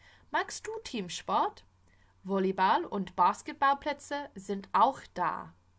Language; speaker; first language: German; non-native, fluent; English